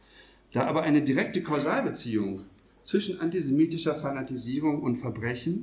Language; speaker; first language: German; native; German